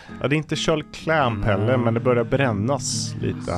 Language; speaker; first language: Swedish; native; Swedish